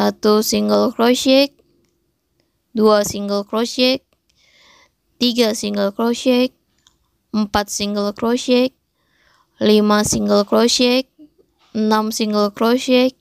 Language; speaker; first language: English; non-native, local second language; Indonesian